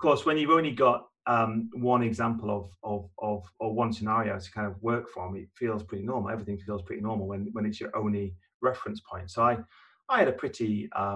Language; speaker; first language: English; native; English